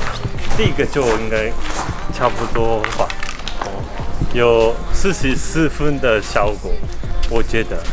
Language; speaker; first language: Chinese; non-native, fluent; Japanese